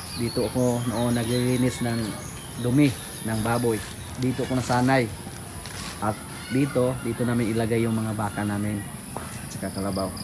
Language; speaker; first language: Filipino; non-native, local second language; Cebuano